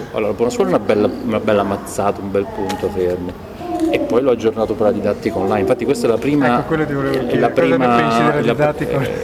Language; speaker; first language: Italian; native; Italian